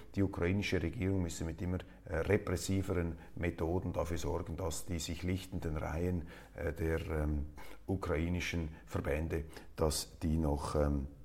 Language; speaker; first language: German; native; German